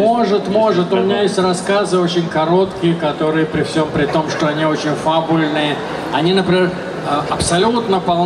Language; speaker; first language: Russian; native; Russian